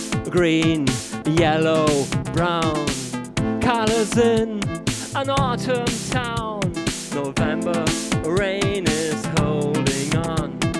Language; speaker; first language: English; non-native, fluent; German